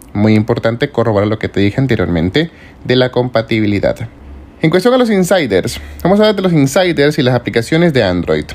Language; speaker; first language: Spanish; native; Spanish